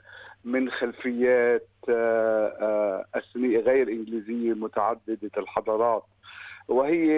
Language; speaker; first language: Arabic; native; Arabic